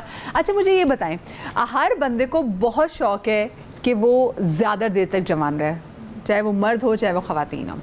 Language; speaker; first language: Urdu; native; Urdu